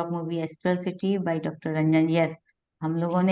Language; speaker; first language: Hindi; native; Hindi